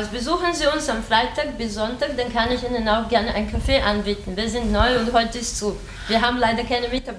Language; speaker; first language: German; native; German